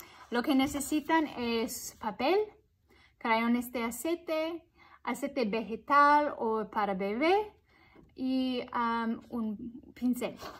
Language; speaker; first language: Spanish; non-native, fluent; English